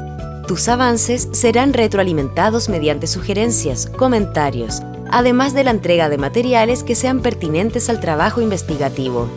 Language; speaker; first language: Spanish; native; Spanish